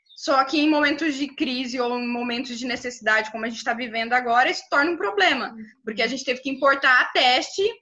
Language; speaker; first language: Portuguese; native; Portuguese